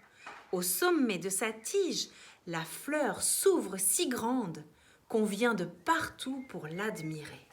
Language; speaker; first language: French; native; French